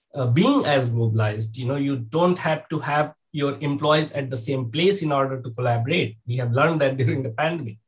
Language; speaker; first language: English; non-native, local second language; Hindi